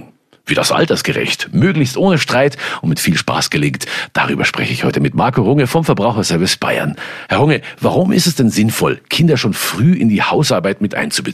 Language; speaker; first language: German; native; German